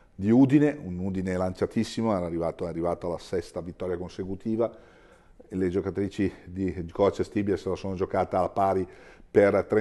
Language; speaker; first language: Italian; native; Italian